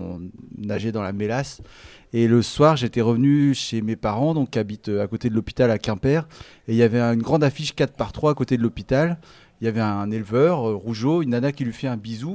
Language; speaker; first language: French; native; French